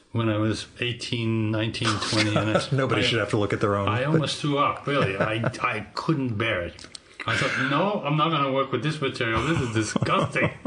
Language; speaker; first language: English; native; English